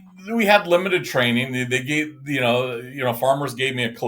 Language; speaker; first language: English; native; English